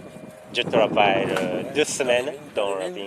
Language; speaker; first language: French; non-native, learner; Japanese